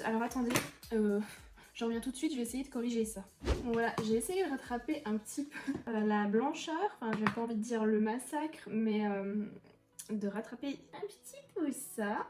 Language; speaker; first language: French; native; French